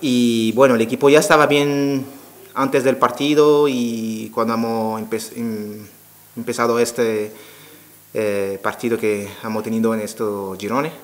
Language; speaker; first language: Spanish; non-native, learner; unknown